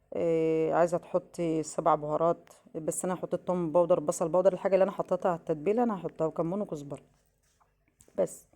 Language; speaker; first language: Arabic; native; Arabic